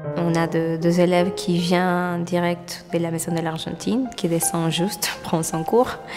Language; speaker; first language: French; non-native, fluent; Spanish